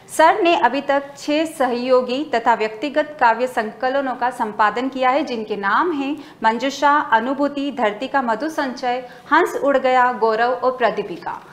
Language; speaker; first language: Hindi; native; Hindi